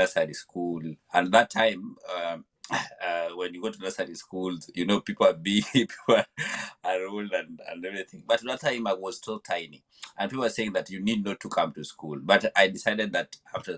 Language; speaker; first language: English; non-native, local second language; Luo (Kenya and Tanzania)